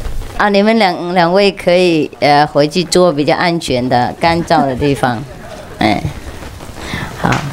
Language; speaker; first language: Chinese; non-native, fluent; Vietnamese